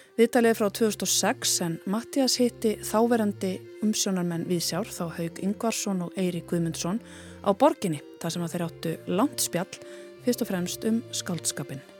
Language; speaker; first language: Icelandic; native; Icelandic